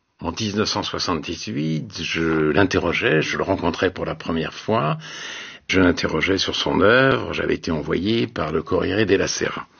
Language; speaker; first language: French; native; French